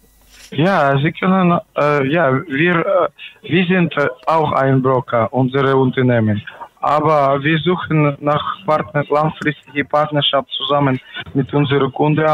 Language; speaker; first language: German; non-native, learner; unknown